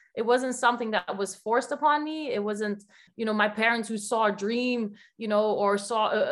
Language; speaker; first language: English; non-native, fluent; Dutch